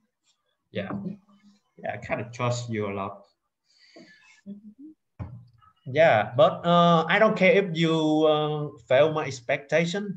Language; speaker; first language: English; non-native, fluent; Vietnamese